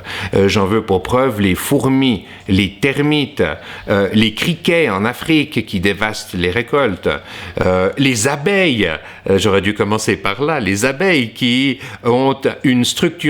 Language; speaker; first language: French; native; French